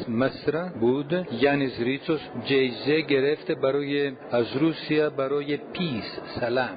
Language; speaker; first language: Persian; non-native, learner; Greek